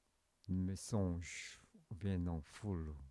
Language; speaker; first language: French; non-native, learner; Korean